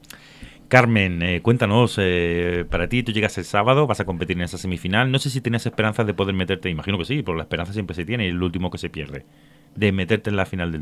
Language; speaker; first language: Spanish; native; Spanish